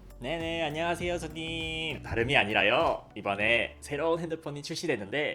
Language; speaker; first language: Korean; native; Korean